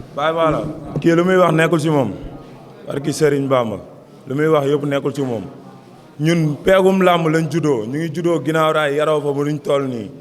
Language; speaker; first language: Wolof; native; Wolof